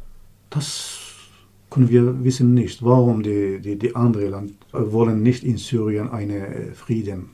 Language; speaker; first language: German; non-native, learner; Kurdish